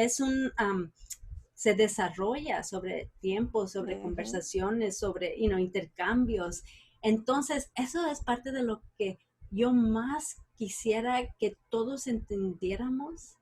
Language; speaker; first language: Spanish; early bilingual, heritage; Spanish